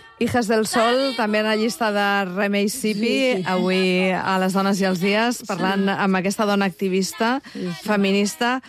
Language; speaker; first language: Catalan; native; Catalan